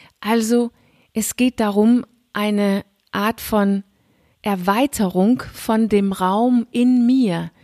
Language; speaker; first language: German; non-native, fluent; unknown